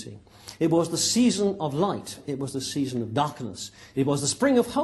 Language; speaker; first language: English; native; English